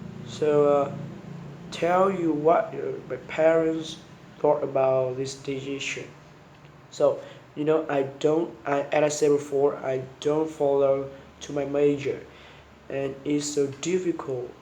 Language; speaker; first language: English; non-native, learner; Vietnamese